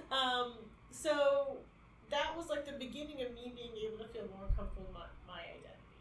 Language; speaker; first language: English; native; English